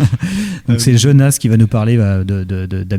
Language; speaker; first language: French; native; French